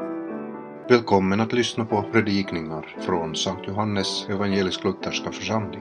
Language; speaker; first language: Swedish; native; Swedish